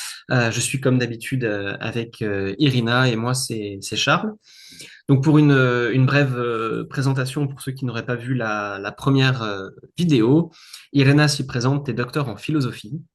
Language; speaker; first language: French; native; French